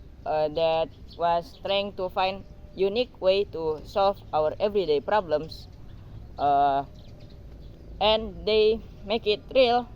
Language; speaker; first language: English; non-native, learner; Indonesian